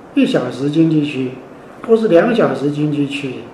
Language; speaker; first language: Chinese; native; Chinese